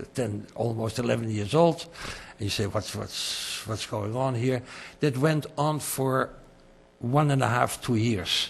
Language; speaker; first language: English; non-native, fluent; Dutch